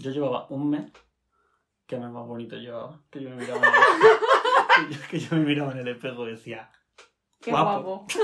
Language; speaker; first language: Spanish; native; Spanish